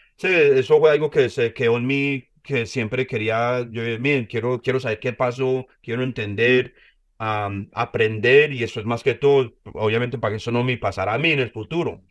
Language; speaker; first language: Spanish; early bilingual, heritage; Spanish